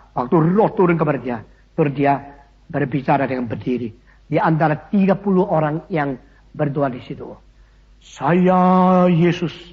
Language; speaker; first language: Indonesian; early bilingual, other home language; Min Nan Chinese